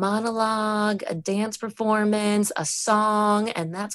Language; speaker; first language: English; early bilingual, other home language; Spanish